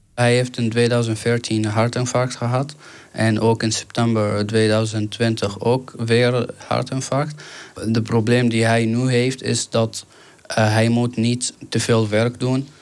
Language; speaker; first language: Dutch; non-native, fluent; Arabic